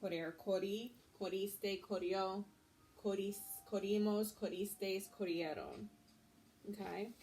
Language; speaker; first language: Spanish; non-native, fluent; English